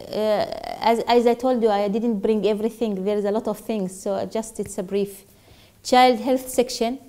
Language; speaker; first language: English; non-native, fluent; Arabic